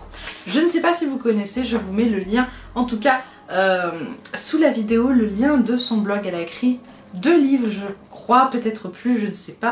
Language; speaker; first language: French; native; French